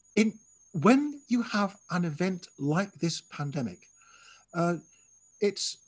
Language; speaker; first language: English; native; English